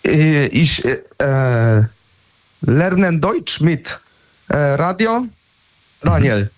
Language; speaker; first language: German; non-native, learner; Polish